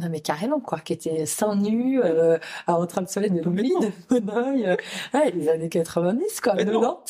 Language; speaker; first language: French; native; French